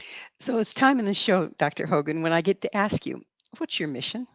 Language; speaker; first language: English; native; English